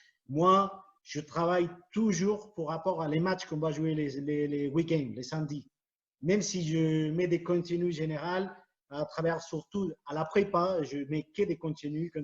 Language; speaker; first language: French; non-native, fluent; Spanish